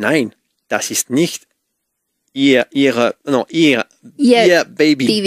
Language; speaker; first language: German; non-native, learner; Spanish